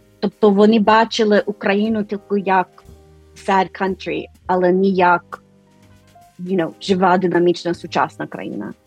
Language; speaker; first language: Ukrainian; non-native, fluent; English